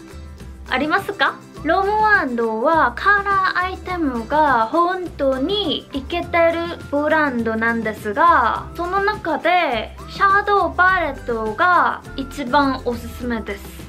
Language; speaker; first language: Japanese; non-native, fluent; Korean